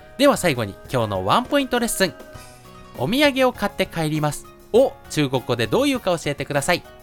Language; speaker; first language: Japanese; native; Japanese